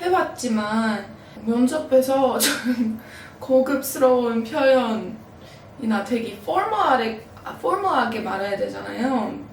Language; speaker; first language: Korean; non-native, fluent; English